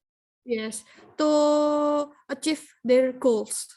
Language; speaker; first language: English; non-native, learner; Indonesian